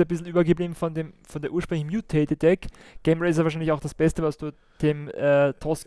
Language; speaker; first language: German; native; German